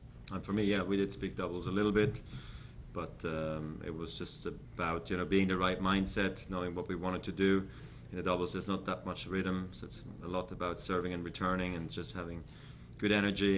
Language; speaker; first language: English; non-native, fluent; Swiss German